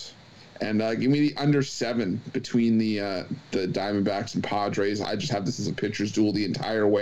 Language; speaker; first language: English; native; English